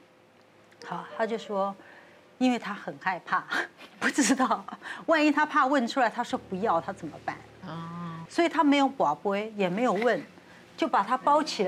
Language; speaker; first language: Chinese; native; Chinese